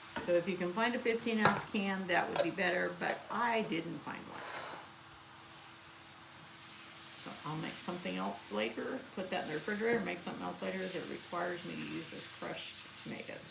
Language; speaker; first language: English; native; English